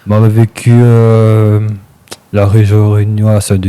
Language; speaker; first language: French; non-native, local second language; Réunion Creole French